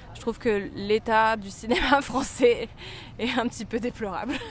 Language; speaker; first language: French; native; French